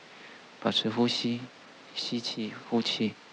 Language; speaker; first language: Chinese; native; Chinese